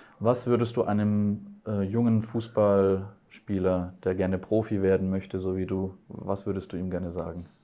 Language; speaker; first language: German; native; German